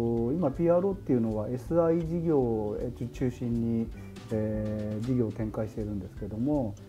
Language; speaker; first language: Japanese; native; Japanese